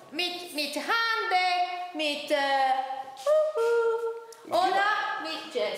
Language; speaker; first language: German; non-native, learner; Italian